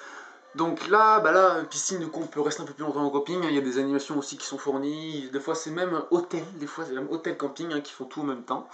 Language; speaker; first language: French; native; French